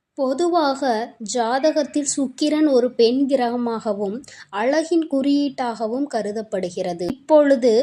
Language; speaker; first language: Tamil; native; Tamil